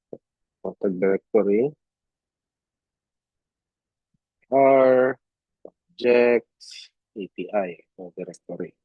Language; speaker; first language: English; non-native, local second language; Cebuano